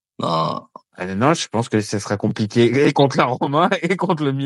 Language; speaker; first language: French; native; French